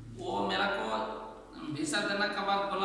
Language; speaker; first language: Hindi; non-native, learner; Bangla